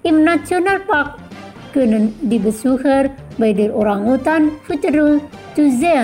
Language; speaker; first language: German; non-native, fluent; Indonesian